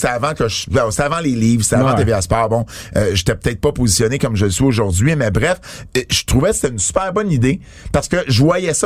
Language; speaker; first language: French; native; French